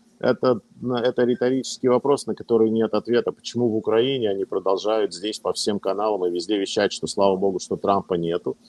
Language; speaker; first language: Russian; native; Russian